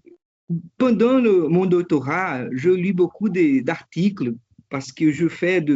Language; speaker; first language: French; non-native, fluent; Portuguese